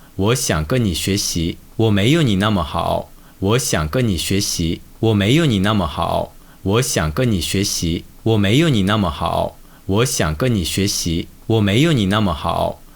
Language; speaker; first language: Chinese; non-native, fluent; Korean